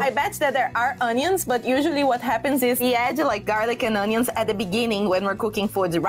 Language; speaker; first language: English; non-native, fluent; Portuguese